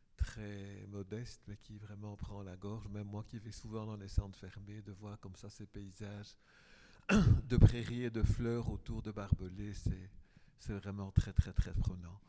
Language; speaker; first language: French; native; French